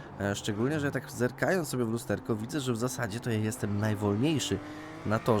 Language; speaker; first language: Polish; native; Polish